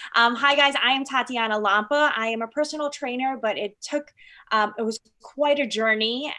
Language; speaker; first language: English; early bilingual, other home language; Filipino